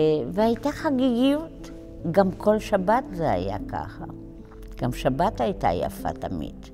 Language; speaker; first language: Hebrew; non-native, fluent; Polish